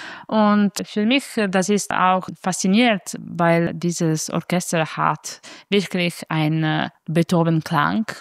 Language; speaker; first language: German; non-native, fluent; Italian